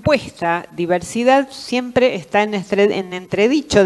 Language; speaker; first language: Spanish; native; Spanish